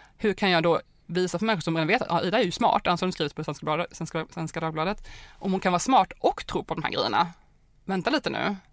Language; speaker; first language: Swedish; native; Swedish